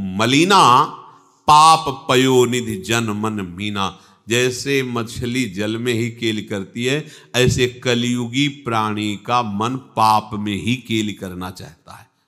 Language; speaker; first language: Hindi; native; Hindi